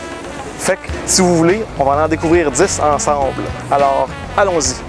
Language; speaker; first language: French; native; French